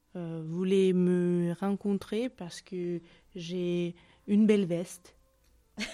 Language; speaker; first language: French; non-native, fluent; Russian